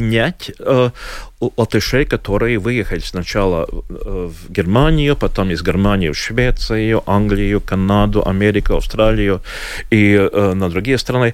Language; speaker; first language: Russian; non-native, local second language; Latvian